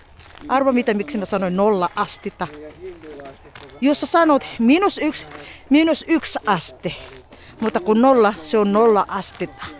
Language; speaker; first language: Finnish; non-native, learner; Filipino